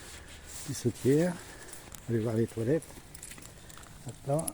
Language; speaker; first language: French; native; French